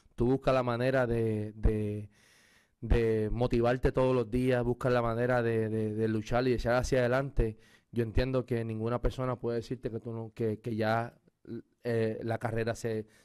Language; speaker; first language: Spanish; native; Spanish